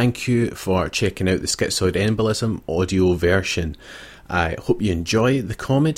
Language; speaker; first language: English; native; English